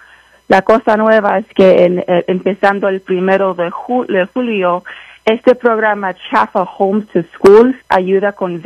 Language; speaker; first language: Spanish; early bilingual, heritage; Spanish